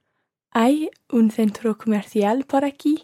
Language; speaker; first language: Spanish; non-native, learner; English